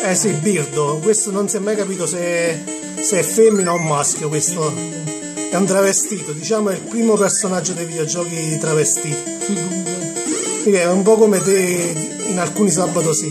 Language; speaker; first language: Italian; native; Italian